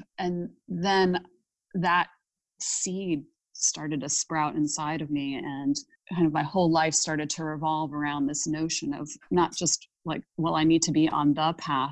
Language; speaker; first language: English; native; English